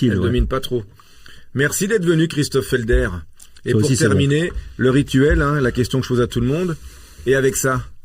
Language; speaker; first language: French; native; French